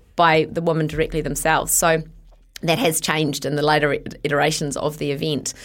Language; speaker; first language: English; native; English